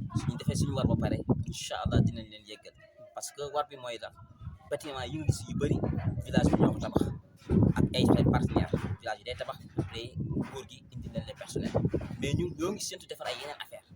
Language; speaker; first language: Wolof; non-native, local second language; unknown